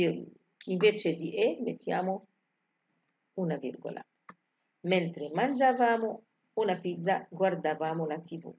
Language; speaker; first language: Italian; non-native, fluent; Arabic